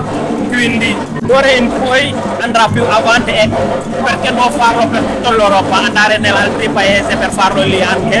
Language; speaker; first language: Italian; non-native, fluent; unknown